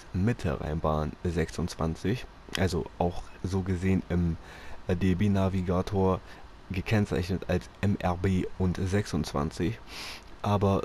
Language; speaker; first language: German; native; German